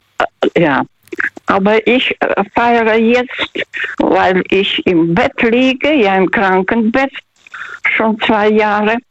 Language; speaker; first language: German; non-native, fluent; Russian